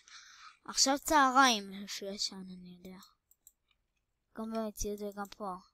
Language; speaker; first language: Hebrew; native; Hebrew